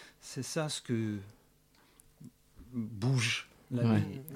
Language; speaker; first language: French; non-native, fluent; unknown